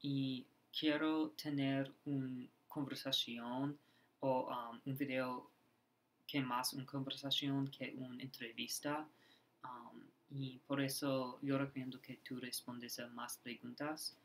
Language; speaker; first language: Spanish; non-native, learner; English